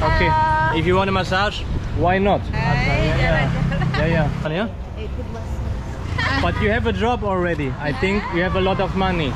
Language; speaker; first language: English; non-native, fluent; German